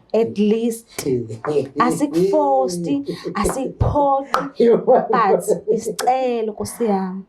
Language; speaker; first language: Zulu; native; Zulu